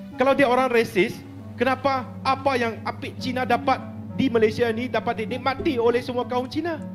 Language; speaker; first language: Malay; non-native, local second language; Chinese